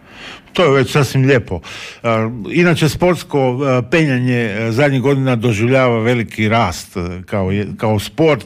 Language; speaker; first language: Croatian; native; Croatian